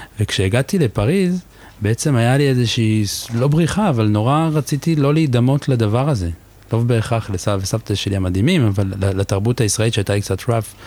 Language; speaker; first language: Hebrew; native; Hebrew